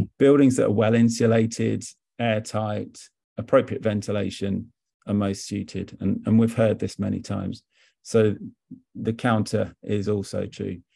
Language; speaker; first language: English; native; English